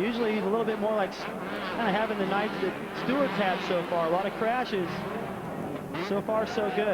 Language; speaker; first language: English; native; English